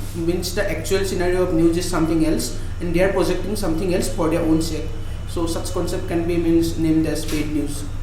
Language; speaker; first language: English; non-native, local second language; Assamese